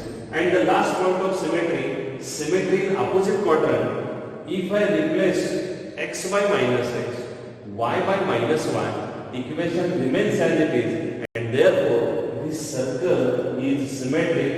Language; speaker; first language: English; non-native, local second language; Marathi